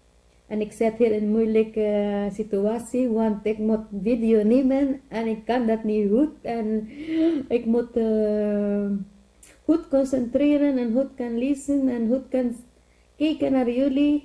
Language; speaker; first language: Dutch; non-native, learner; Filipino